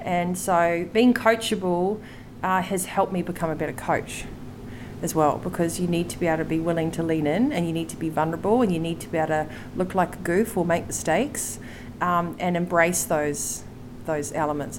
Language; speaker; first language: English; native; English